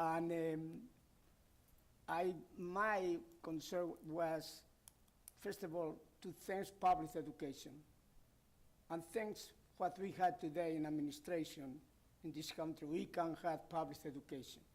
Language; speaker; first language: English; non-native, fluent; Spanish